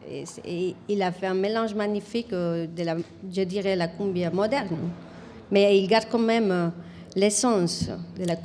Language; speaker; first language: French; non-native, fluent; Spanish